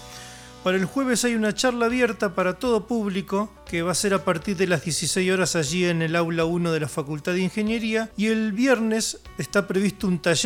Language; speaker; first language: Spanish; native; Spanish